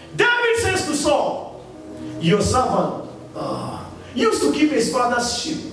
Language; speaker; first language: English; non-native, local second language; Swahili